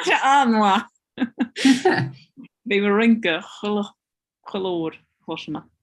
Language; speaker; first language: Irish; non-native, learner; English